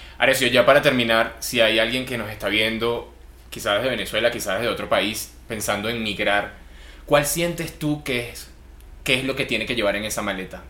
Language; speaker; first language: Spanish; native; Spanish